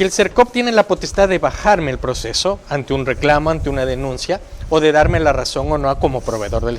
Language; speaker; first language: Spanish; native; Spanish